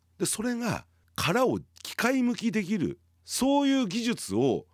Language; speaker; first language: Japanese; native; Japanese